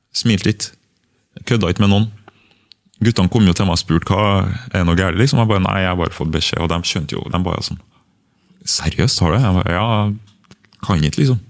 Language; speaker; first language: Norwegian; early bilingual, other home language; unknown